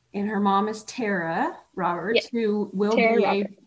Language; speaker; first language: English; native; English